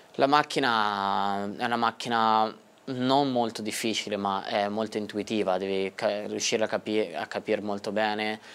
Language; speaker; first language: Italian; native; Italian